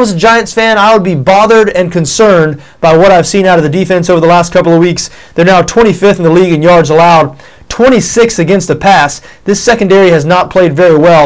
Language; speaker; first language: English; native; English